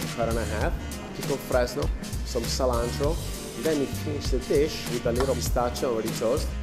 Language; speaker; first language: English; non-native, fluent; Italian